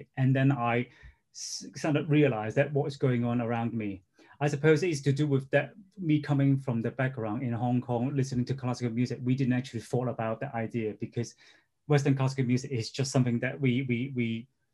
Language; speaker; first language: English; non-native, local second language; Cantonese